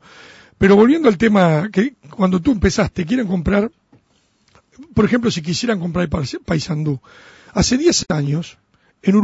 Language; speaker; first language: Spanish; native; Spanish